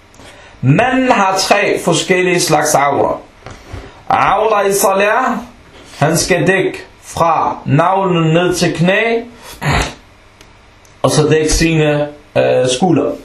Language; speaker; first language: Danish; non-native, local second language; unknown